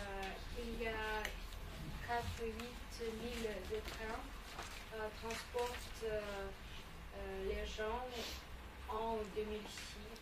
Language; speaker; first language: French; non-native, learner; Russian